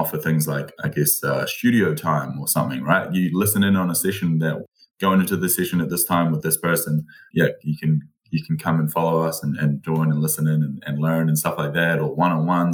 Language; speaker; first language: English; native; English